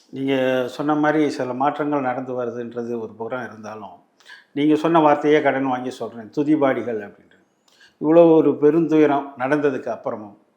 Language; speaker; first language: Tamil; native; Tamil